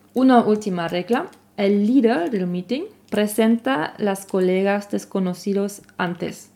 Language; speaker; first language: Spanish; non-native, fluent; German